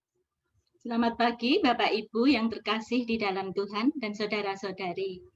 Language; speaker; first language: Indonesian; native; Indonesian